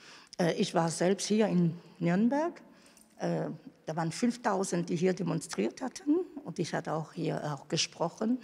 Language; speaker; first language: German; non-native, fluent; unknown